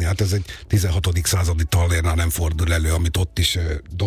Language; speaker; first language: Hungarian; native; Hungarian